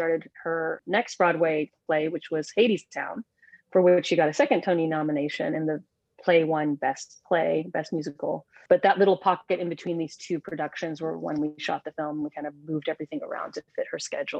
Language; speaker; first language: English; native; English